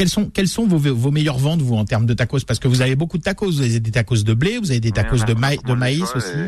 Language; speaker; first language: French; native; French